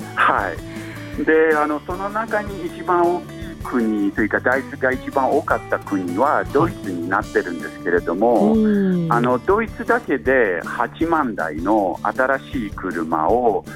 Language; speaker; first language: Japanese; non-native, fluent; English